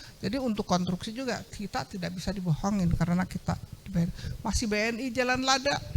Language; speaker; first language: Indonesian; non-native, local second language; Sundanese